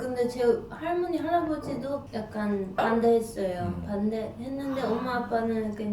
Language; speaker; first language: Korean; non-native, fluent; Dutch